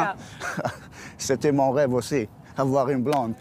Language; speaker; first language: French; non-native, local second language; Arabic